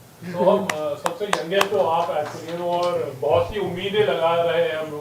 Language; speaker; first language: Hindi; native; Hindi